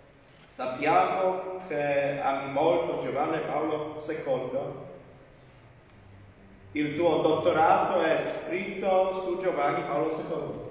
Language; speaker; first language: Italian; non-native, fluent; Polish